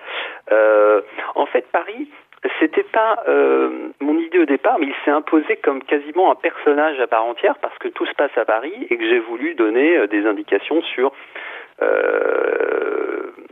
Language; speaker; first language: French; native; French